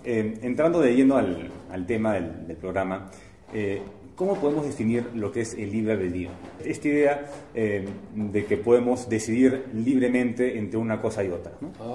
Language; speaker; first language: Spanish; native; Spanish